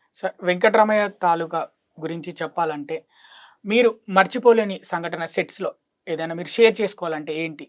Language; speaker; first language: Telugu; native; Telugu